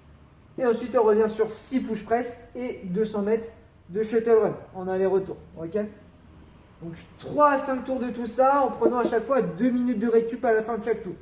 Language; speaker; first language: French; native; French